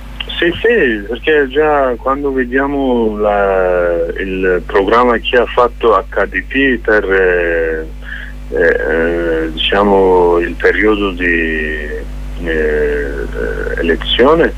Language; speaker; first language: Italian; non-native, fluent; Kurdish